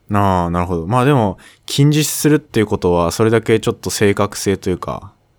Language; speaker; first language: Japanese; native; Japanese